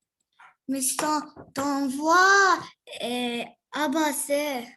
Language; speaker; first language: French; non-native, learner; Arabic